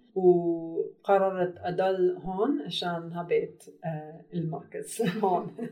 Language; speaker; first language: Arabic; non-native, learner; English